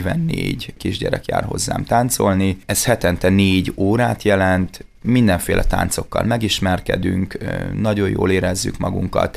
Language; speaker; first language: Hungarian; native; Hungarian